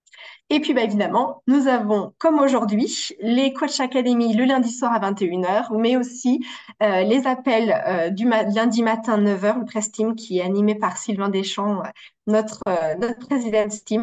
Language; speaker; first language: French; native; French